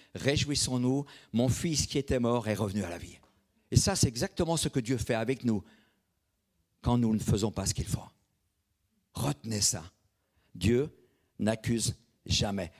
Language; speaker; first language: French; native; French